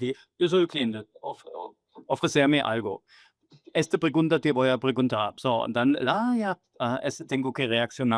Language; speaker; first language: Spanish; non-native, fluent; German